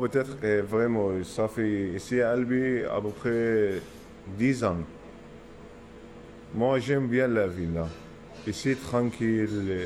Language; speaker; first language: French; non-native, learner; Arabic